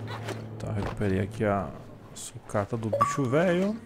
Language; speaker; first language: Portuguese; native; Portuguese